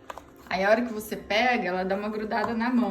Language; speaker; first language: Portuguese; native; Portuguese